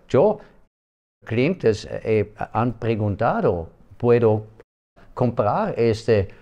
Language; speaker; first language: Spanish; non-native, learner; German